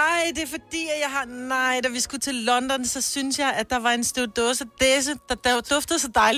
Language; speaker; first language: Danish; native; Danish